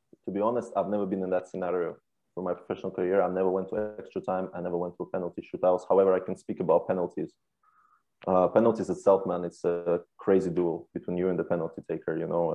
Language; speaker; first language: English; native; English